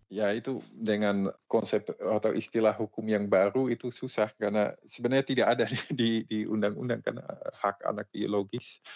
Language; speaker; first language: Indonesian; non-native, fluent; Dutch